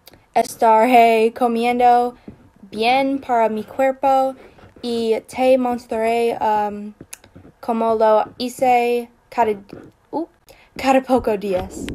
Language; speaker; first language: Spanish; non-native, learner; English